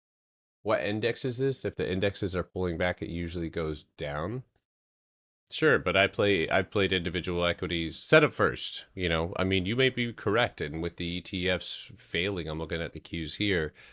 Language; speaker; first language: English; native; English